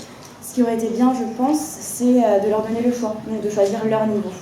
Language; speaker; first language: French; native; French